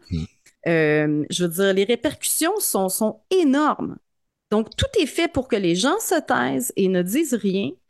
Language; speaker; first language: French; native; French